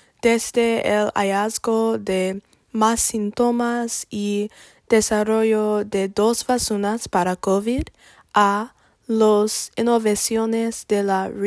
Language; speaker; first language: Spanish; non-native, learner; English